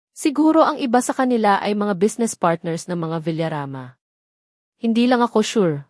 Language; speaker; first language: Filipino; native; Filipino